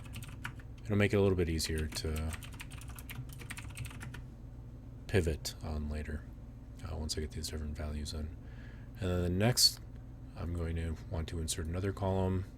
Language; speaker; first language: English; native; English